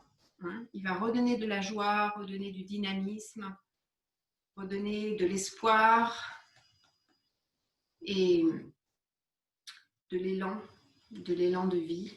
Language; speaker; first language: French; native; French